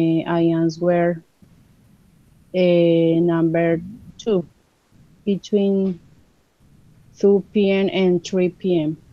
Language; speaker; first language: English; non-native, learner; Spanish